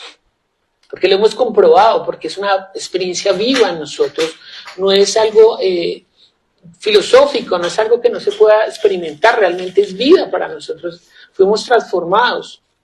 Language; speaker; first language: Spanish; native; Spanish